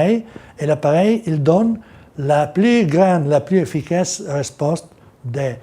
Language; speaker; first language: French; non-native, learner; Italian